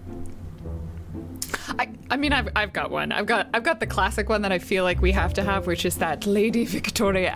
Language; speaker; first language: English; native; English